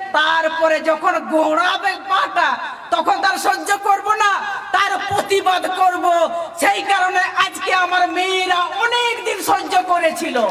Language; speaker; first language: Bangla; non-native, local second language; Santali